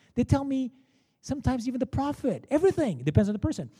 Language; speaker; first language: English; non-native, fluent; Portuguese